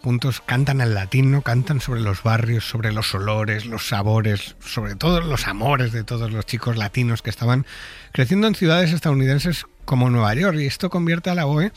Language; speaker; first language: Spanish; native; Spanish